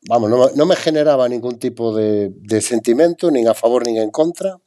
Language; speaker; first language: Spanish; non-native, local second language; Galician